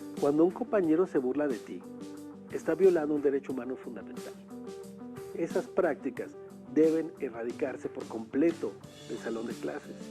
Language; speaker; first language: Spanish; native; Spanish